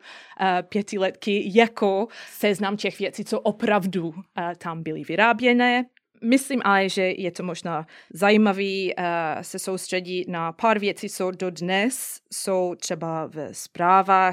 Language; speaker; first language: Czech; non-native, fluent; English